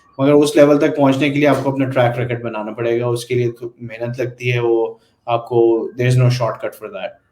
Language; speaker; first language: Urdu; native; Urdu